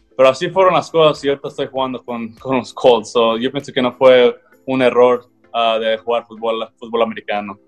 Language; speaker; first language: Spanish; early bilingual, heritage; Spanish